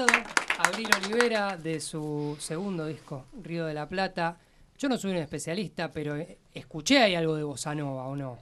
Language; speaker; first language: Spanish; native; Spanish